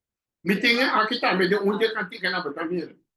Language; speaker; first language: Portuguese; non-native, learner; Papiamento